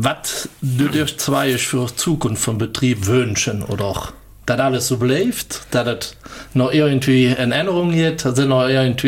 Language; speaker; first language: German; native; German